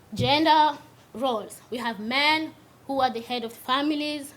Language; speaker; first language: English; non-native, local second language; Swahili